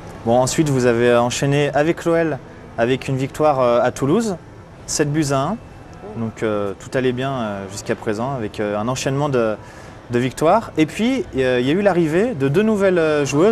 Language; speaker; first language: French; native; French